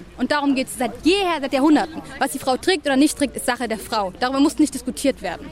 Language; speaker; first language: German; native; German